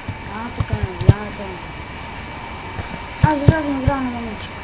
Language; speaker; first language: Bulgarian; native; Bulgarian